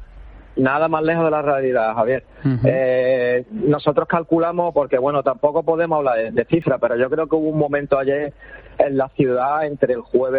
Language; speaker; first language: Spanish; native; Spanish